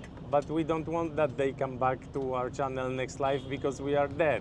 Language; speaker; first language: English; non-native, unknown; Polish